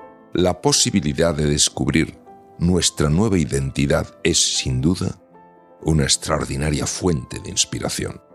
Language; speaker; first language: Spanish; native; Spanish